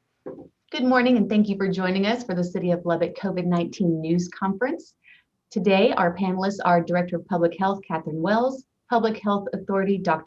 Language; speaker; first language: English; native; English